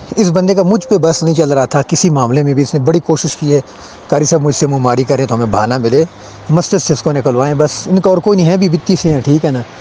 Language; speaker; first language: Urdu; non-native, local second language; Khowar